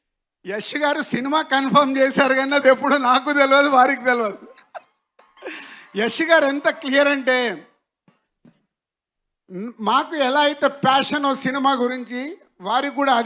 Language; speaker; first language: Telugu; native; Telugu